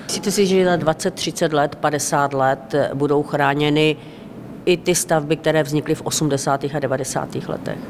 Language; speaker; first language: Czech; native; Czech